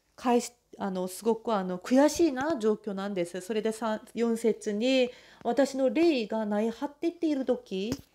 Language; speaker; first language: Japanese; non-native, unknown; Korean